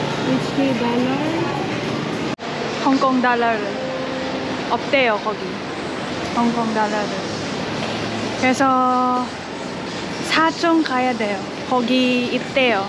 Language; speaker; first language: Korean; non-native, learner; Cebuano